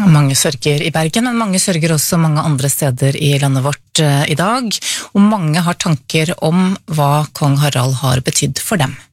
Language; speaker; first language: Norwegian; native; Norwegian